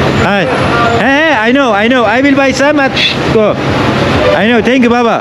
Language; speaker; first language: English; non-native, learner; Turkish